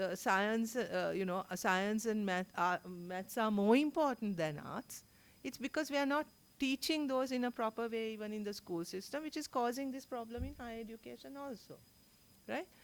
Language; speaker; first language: English; non-native, local second language; Sinhala